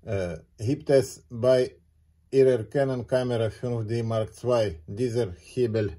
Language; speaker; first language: German; non-native, learner; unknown